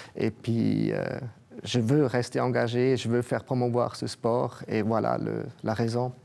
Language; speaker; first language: French; native; French